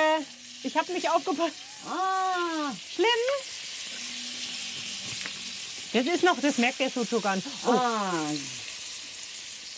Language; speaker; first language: German; native; German